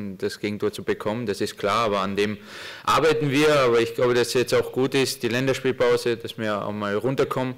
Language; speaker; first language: German; native; German